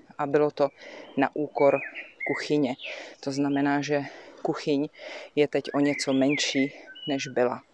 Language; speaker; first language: Czech; native; Czech